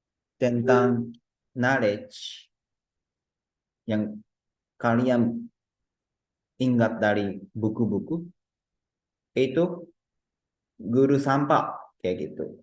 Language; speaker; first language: Indonesian; non-native, fluent; Japanese